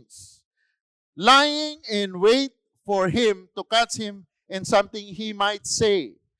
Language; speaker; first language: English; non-native, local second language; Filipino